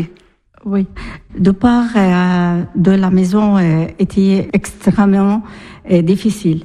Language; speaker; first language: French; non-native, learner; Arabic